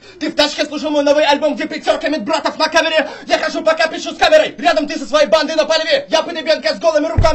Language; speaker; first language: Russian; native; Russian